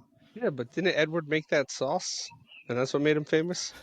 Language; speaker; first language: English; native; English